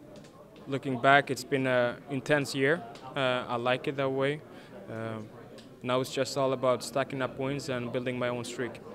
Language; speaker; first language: English; non-native, fluent; Swedish